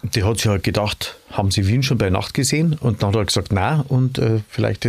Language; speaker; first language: German; native; German